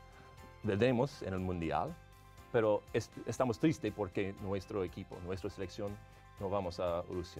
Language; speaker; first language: Spanish; non-native, fluent; English